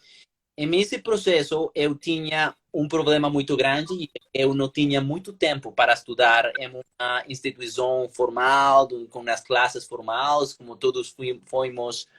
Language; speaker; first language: Portuguese; non-native, learner; Spanish